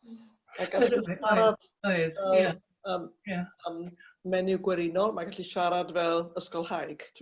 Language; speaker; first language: Welsh; native; Welsh